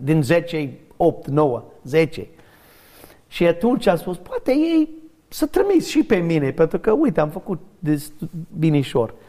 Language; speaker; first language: Romanian; non-native, learner; English